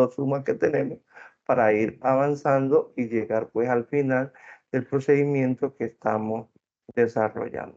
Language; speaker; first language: Spanish; native; Spanish